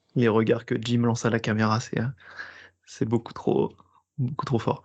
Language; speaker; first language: French; native; French